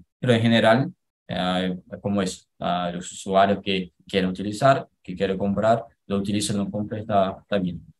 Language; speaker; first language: Spanish; non-native, learner; Portuguese